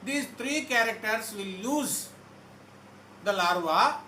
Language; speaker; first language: English; non-native, local second language; Telugu